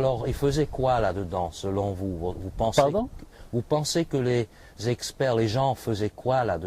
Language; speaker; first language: French; non-native, fluent; English